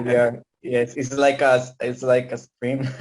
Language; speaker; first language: English; non-native, learner; Spanish